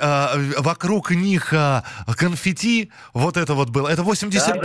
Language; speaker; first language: Russian; native; Russian